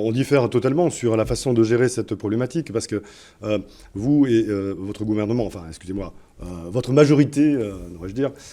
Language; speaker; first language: French; native; French